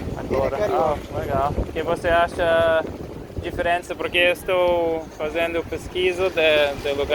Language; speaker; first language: Portuguese; non-native, learner; English